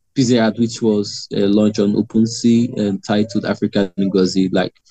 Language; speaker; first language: English; non-native, local second language; Igbo